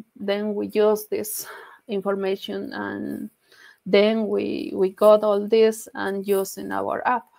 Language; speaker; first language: English; non-native, learner; Spanish